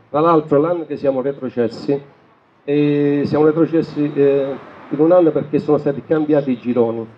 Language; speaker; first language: Italian; native; Italian